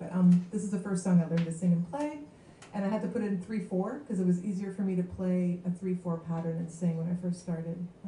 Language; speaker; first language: English; early bilingual, other home language; French